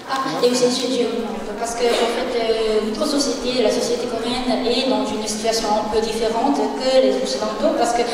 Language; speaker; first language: French; non-native, fluent; Korean